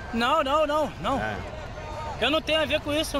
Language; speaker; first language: Portuguese; native; Portuguese